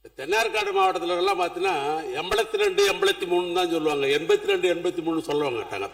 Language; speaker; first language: Tamil; native; Tamil